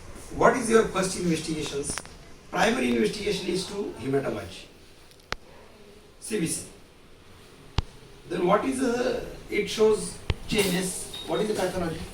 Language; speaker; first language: English; non-native, local second language; Marathi